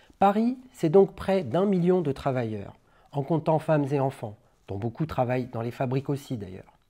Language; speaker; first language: French; native; French